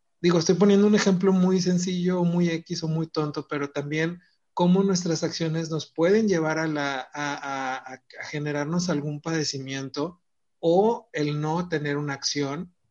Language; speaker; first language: Spanish; native; Spanish